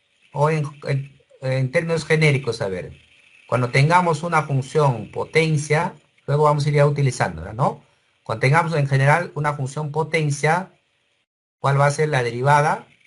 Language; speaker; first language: Spanish; native; Spanish